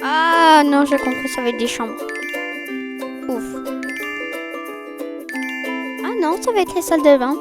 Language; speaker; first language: French; native; French